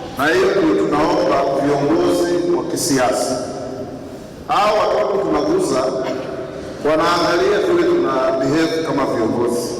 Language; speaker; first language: Swahili; non-native, local second language; Luyia